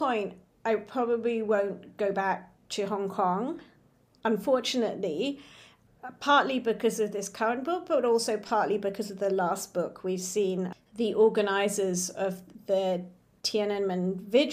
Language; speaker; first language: English; native; English